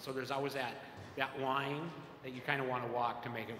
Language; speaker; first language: English; native; English